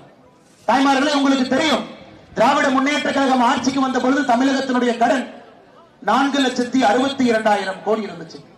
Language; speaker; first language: Tamil; native; Tamil